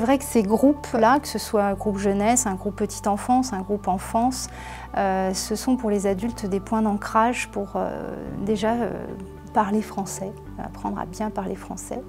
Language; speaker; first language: French; native; French